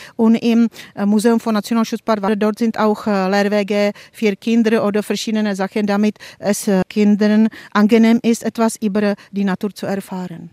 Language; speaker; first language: German; non-native, fluent; Czech